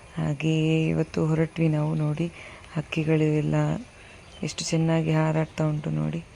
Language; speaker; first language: Kannada; non-native, local second language; Tulu